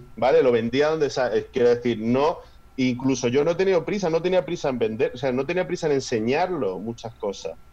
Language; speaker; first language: Spanish; native; Spanish